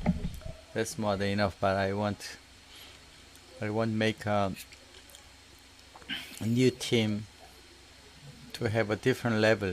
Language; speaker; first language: English; non-native, learner; Korean